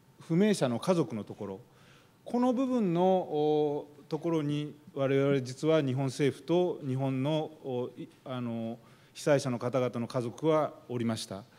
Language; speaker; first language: Japanese; native; Japanese